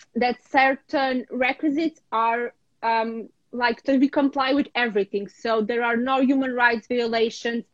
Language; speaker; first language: English; non-native, fluent; Ukrainian